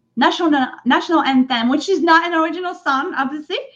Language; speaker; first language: English; non-native, fluent; French